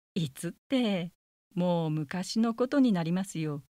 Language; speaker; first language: Japanese; native; Japanese